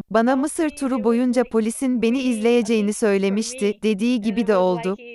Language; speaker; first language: English; non-native, fluent; Portuguese